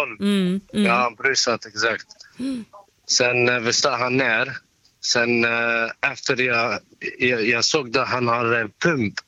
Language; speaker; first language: Swedish; non-native, local second language; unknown